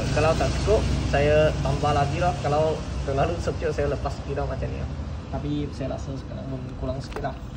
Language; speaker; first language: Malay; non-native, local second language; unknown